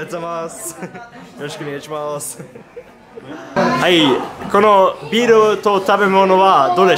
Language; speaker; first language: Japanese; non-native, learner; German